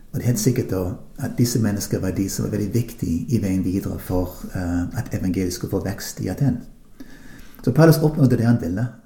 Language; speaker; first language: Norwegian; non-native, fluent; English